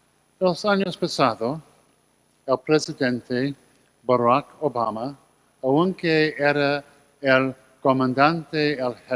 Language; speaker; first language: Spanish; non-native, learner; English